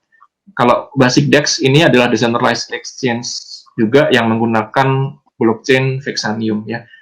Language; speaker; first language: Indonesian; native; Indonesian